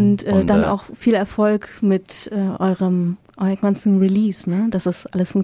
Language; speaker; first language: German; native; German